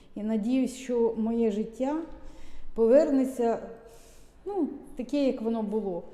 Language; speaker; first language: Ukrainian; native; Ukrainian